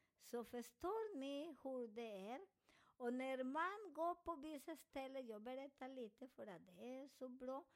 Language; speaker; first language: Swedish; non-native, learner; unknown